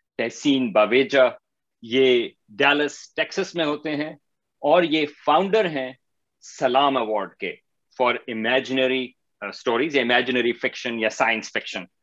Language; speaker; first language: Urdu; native; Urdu